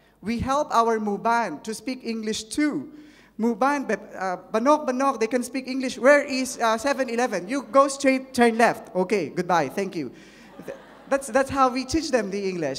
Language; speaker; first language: English; non-native, local second language; Filipino